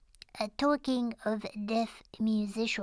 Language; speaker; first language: English; native; English